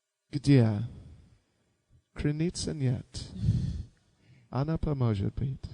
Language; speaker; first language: Russian; non-native, learner; English